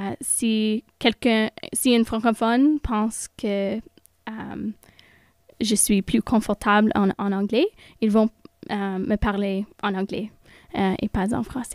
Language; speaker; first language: French; non-native, local second language; English